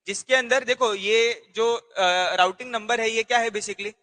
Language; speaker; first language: Hindi; non-native, local second language; Marathi